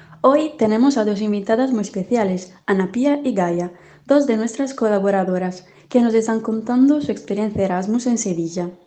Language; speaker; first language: Spanish; non-native, fluent; Italian